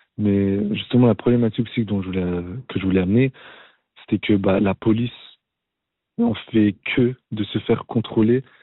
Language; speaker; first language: French; native; French